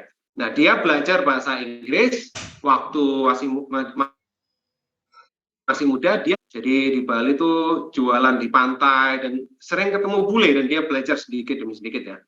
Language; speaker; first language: Indonesian; non-native, fluent; English